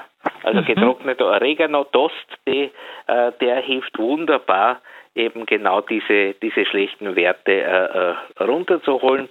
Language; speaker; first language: German; native; German